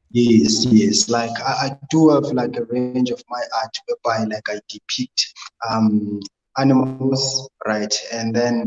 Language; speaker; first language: English; non-native, local second language; North Ndebele